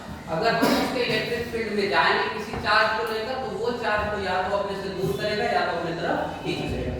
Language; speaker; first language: Hindi; native; Hindi